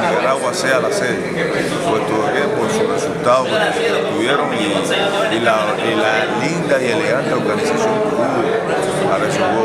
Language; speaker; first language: Spanish; native; Spanish